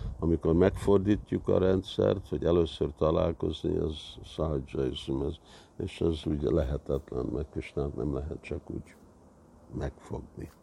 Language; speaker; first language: Hungarian; early bilingual, heritage; Hungarian